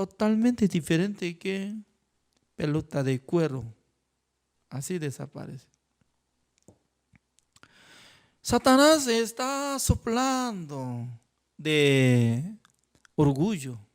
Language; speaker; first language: Spanish; non-native, fluent; Korean